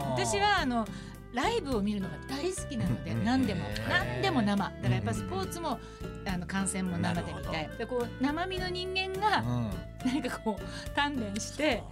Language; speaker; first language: Japanese; native; Japanese